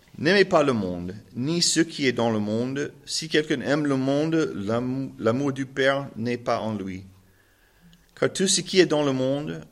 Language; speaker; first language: French; non-native, learner; English